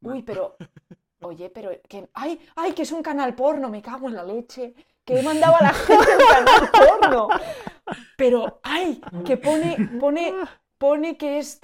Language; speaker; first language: Spanish; native; Spanish